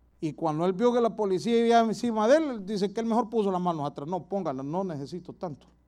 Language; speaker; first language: Spanish; native; Spanish